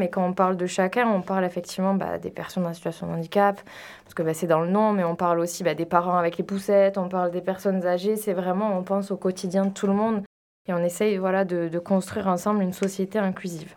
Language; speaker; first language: French; native; French